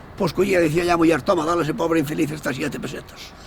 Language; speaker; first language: Spanish; non-native, local second language; Galician